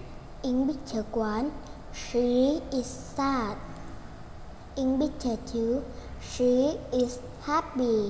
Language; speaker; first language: English; non-native, learner; Vietnamese